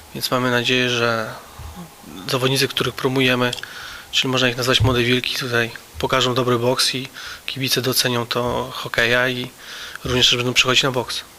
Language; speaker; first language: Polish; native; Polish